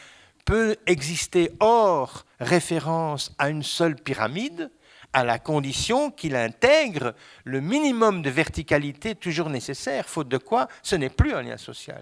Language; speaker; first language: French; native; French